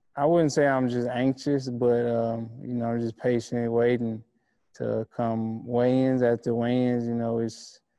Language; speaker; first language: English; native; English